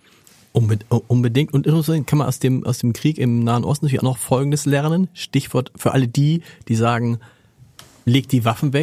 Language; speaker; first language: German; native; German